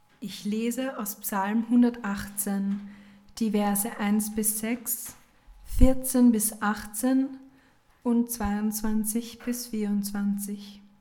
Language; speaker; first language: German; native; German